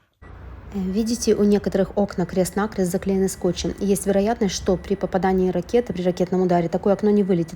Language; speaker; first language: Russian; native; Russian